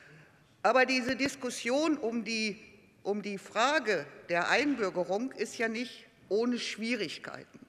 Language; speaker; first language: German; native; German